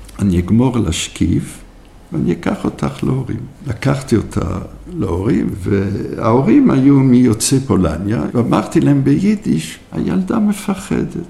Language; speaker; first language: Hebrew; early bilingual, other home language; French